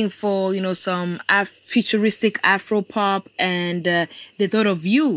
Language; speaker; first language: English; non-native, fluent; Kikuyu